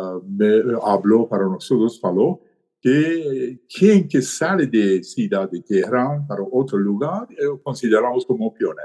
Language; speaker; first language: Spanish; non-native, fluent; Persian